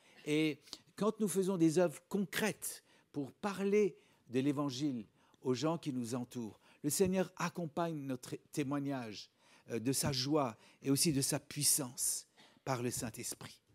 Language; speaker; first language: French; native; French